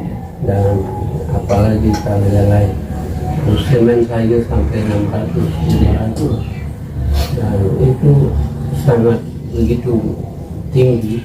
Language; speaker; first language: Indonesian; non-native, local second language; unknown